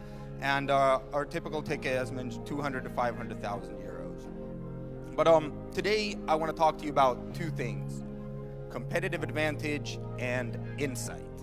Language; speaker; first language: English; non-native, fluent; Finnish